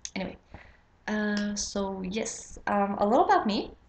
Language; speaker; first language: English; non-native, fluent; French